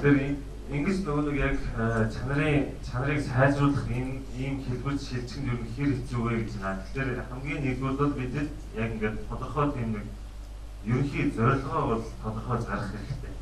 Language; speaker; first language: Mongolian; native; Mongolian